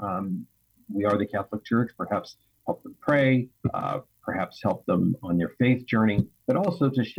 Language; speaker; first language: English; native; English